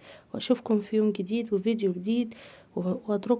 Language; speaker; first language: Arabic; native; Arabic